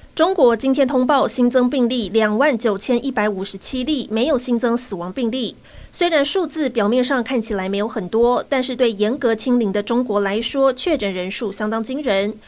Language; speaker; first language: Chinese; native; Chinese